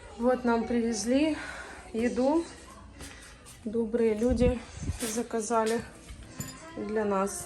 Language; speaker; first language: Russian; native; Russian